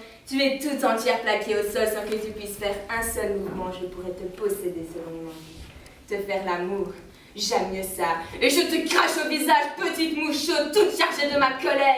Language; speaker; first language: French; native; French